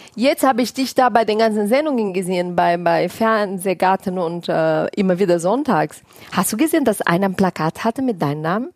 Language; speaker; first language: German; non-native, fluent; Portuguese